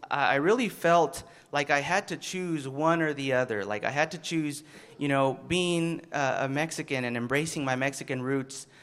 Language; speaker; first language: English; early bilingual, other home language; Spanish